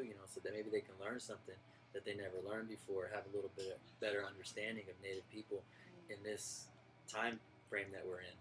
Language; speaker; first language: English; native; English